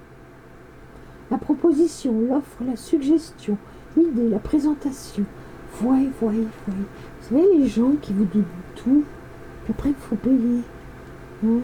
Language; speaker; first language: French; native; French